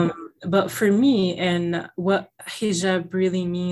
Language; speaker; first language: English; native; English